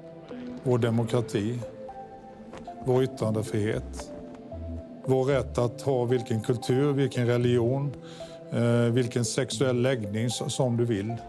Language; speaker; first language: Swedish; native; Swedish